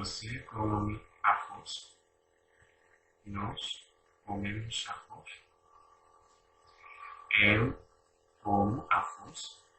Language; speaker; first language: Portuguese; non-native, learner; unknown